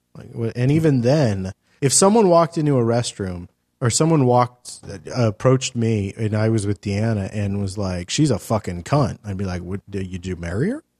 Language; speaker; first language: English; early bilingual, other home language; Spanish